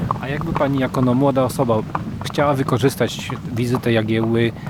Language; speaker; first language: Polish; native; Polish